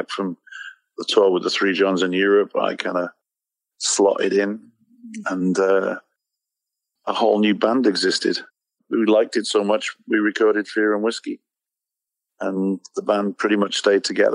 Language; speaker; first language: English; native; English